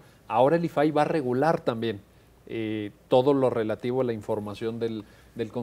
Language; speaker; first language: Spanish; native; Spanish